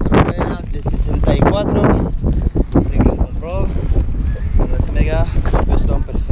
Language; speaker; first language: Portuguese; non-native, learner; Spanish